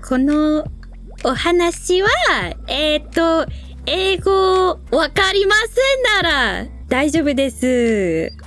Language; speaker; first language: Japanese; non-native, learner; English